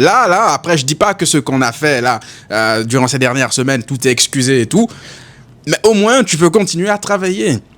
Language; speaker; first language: French; native; French